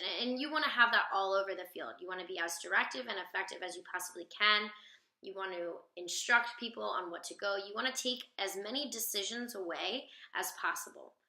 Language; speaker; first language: English; native; English